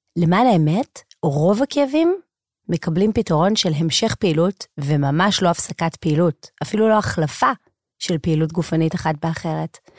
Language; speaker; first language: Hebrew; native; Hebrew